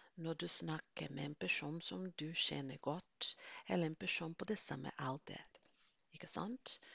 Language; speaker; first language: Norwegian; non-native, fluent; Spanish